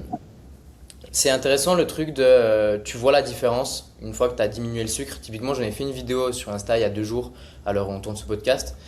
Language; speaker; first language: French; native; French